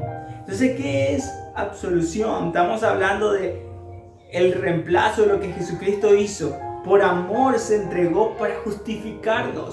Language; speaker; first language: Spanish; native; Spanish